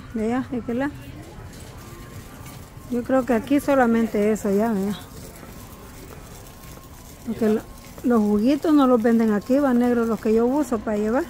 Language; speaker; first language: Spanish; native; Spanish